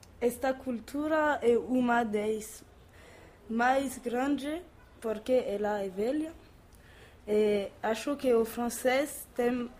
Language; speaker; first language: Portuguese; non-native, learner; French